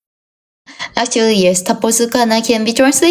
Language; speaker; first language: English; non-native, learner; Japanese